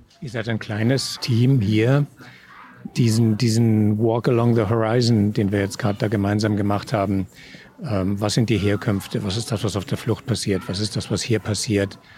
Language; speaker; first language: German; native; German